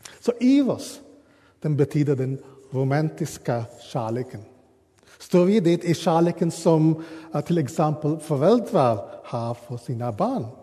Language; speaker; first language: Swedish; non-native, learner; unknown